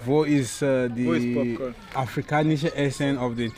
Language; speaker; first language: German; non-native, learner; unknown